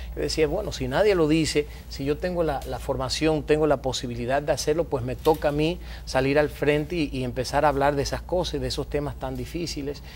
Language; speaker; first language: Spanish; early bilingual, heritage; Spanish